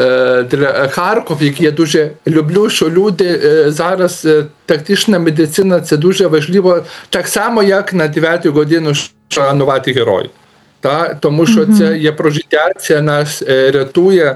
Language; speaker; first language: Ukrainian; non-native, learner; Lithuanian